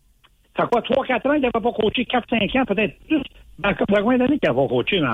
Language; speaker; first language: French; native; French